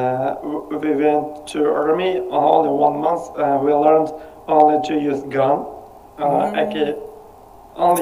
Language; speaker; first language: English; non-native, learner; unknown